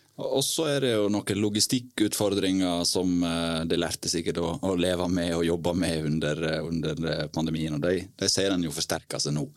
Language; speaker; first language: Norwegian; native; Norwegian